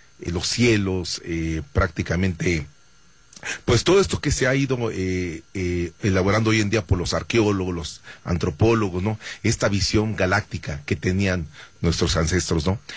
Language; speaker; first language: Spanish; native; Spanish